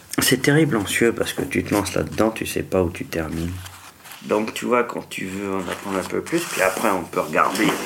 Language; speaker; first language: French; native; French